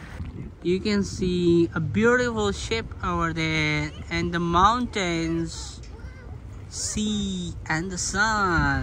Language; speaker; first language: English; non-native, local second language; Urdu